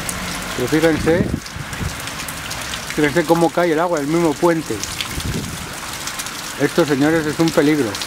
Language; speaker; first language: Spanish; native; Spanish